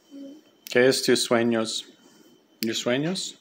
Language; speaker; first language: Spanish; early bilingual, heritage; English